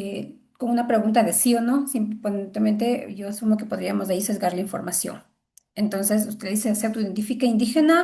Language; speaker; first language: Spanish; native; Spanish